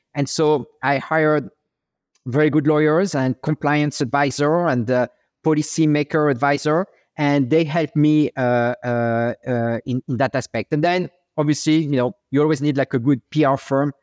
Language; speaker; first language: English; non-native, fluent; French